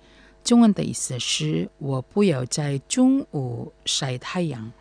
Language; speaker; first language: Chinese; non-native, fluent; Indonesian